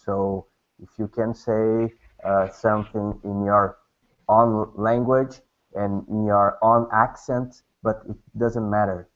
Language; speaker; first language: English; non-native, learner; Portuguese